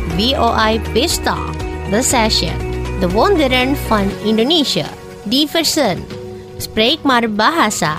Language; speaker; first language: Dutch; non-native, learner; Indonesian